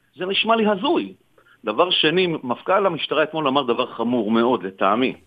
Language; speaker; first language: Hebrew; native; Hebrew